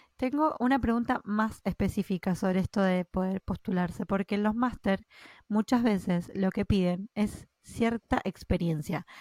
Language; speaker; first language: Spanish; native; Spanish